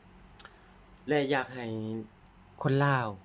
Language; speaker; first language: Thai; non-native, local second language; Lao